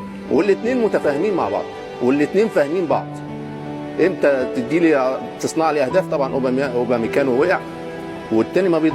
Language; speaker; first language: Arabic; native; Arabic